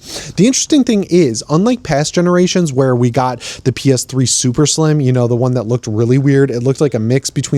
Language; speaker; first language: English; native; English